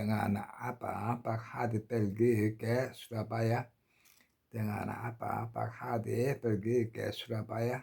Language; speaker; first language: Indonesian; non-native, learner; Korean